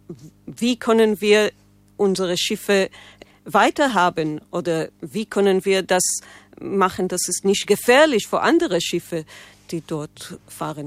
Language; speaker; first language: German; non-native, learner; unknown